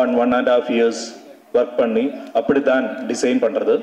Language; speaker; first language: Tamil; non-native, learner; Malayalam